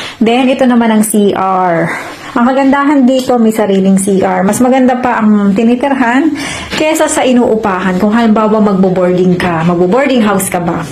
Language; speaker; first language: Filipino; native; Filipino